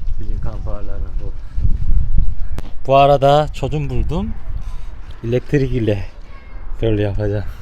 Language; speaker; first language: Turkish; non-native, learner; Korean